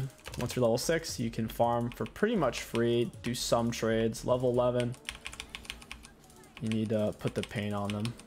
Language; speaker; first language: English; native; English